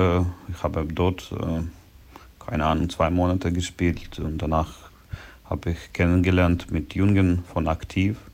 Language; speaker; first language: German; non-native, learner; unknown